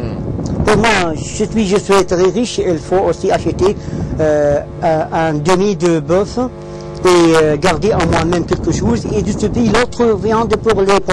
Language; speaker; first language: French; non-native, learner; Arabic